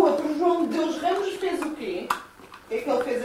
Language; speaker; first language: Portuguese; native; Portuguese